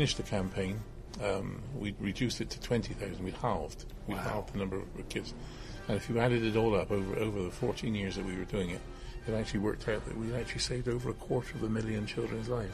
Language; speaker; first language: English; native; English